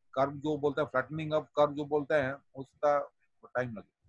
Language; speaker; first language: Hindi; non-native, local second language; Odia